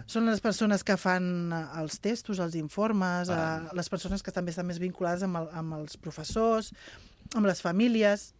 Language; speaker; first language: Catalan; native; Catalan